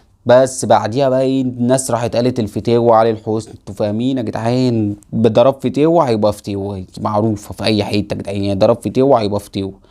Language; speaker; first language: Arabic; native; Arabic